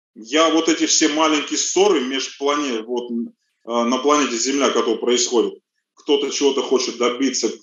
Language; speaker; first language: Russian; early bilingual, other home language; Armenian